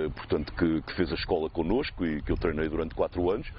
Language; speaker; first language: Portuguese; native; Portuguese